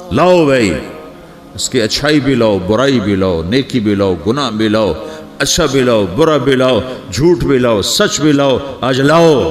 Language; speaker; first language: Urdu; non-native, local second language; Punjabi